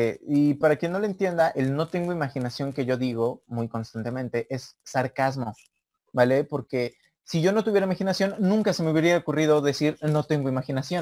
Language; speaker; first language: Spanish; native; Spanish